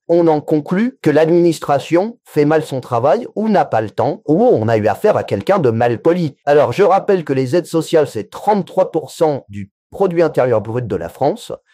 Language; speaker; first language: French; native; French